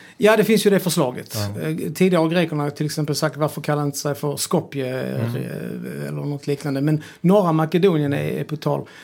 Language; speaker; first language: Swedish; early bilingual, other home language; Serbian